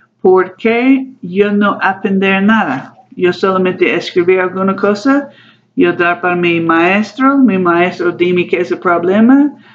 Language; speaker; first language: Spanish; non-native, learner; English